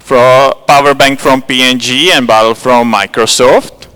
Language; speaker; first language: English; non-native, fluent; Czech